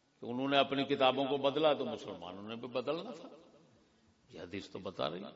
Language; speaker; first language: Urdu; non-native, local second language; Punjabi